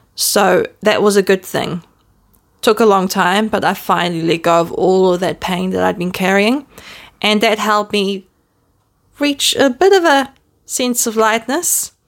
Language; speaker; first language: English; native; English